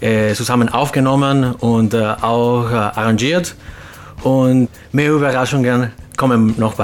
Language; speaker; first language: German; non-native, fluent; Spanish